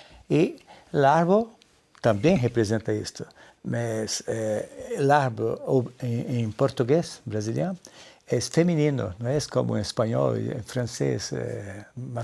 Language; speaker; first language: Spanish; non-native, learner; Portuguese